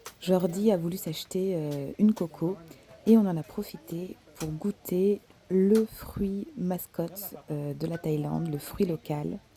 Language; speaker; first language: French; native; French